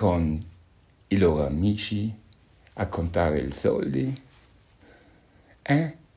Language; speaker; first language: Italian; non-native, fluent; German